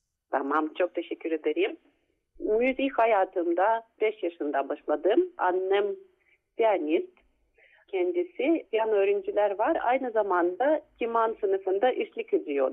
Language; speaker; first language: Turkish; non-native, fluent; Russian